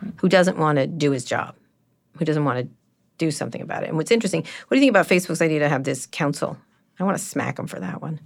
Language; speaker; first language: English; native; English